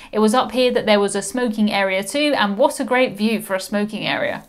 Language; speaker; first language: English; native; English